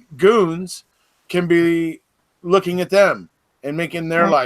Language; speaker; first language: English; native; English